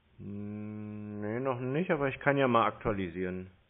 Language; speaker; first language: German; native; German